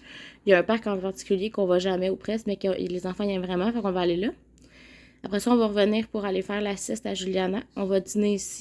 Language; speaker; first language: French; native; French